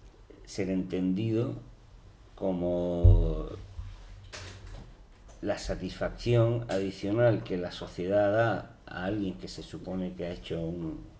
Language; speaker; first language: Spanish; native; Spanish